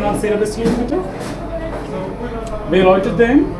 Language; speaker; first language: German; non-native, learner; Malayalam